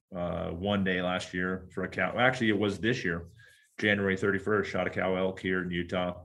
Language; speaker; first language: English; native; English